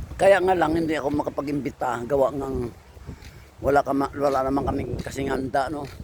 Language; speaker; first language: Filipino; non-native, local second language; Hiligaynon